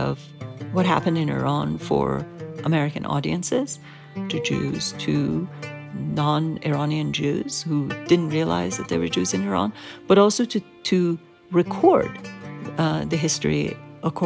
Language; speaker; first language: English; non-native, fluent; Persian